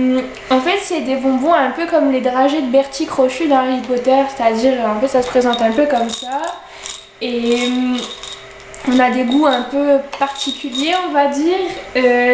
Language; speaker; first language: French; native; French